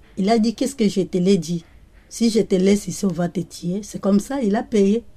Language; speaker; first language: French; non-native, local second language; Lingala